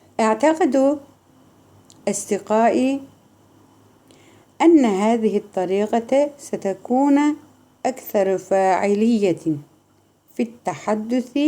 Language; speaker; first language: Arabic; non-native, fluent; Turkish